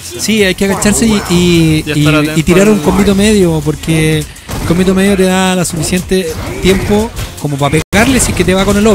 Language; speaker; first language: Spanish; native; Spanish